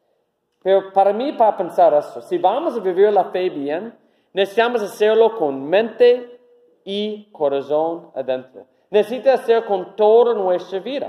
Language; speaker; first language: Spanish; non-native, learner; English